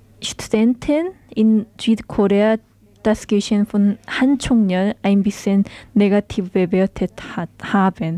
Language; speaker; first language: German; non-native, learner; Korean